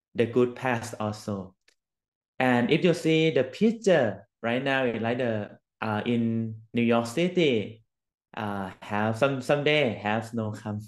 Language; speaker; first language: English; non-native, learner; Thai